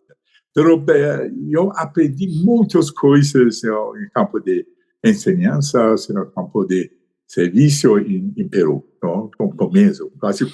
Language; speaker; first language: Portuguese; non-native, learner; Persian